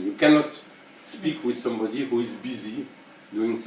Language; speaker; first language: English; non-native, learner; French